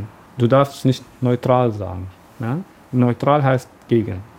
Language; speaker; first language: German; non-native, learner; Arabic